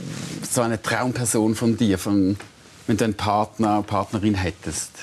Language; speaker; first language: German; native; German